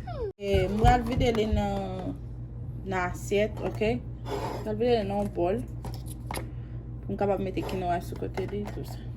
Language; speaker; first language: French; non-native, learner; Haitian Creole